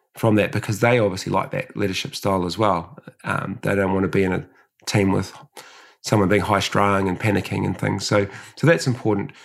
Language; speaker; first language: English; early bilingual, other home language; Samoan